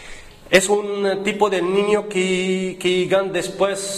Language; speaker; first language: Spanish; non-native, learner; Arabic